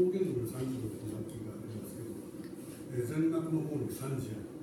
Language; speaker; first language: Japanese; native; Japanese